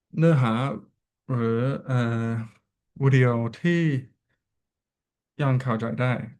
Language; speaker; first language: Thai; non-native, learner; English